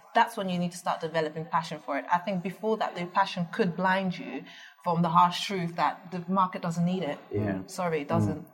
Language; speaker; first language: English; early bilingual, other home language; Dutch